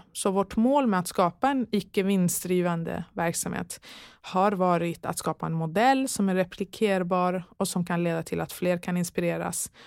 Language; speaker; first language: Swedish; early bilingual, other home language; Persian